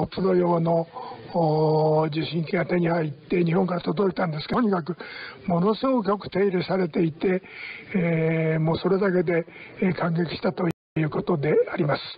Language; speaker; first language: Japanese; native; Japanese